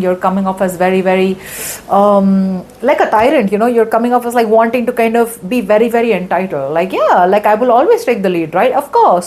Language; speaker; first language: English; non-native, local second language; Hindi